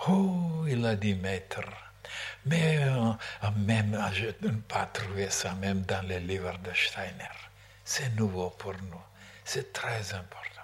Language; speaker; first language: French; non-native, fluent; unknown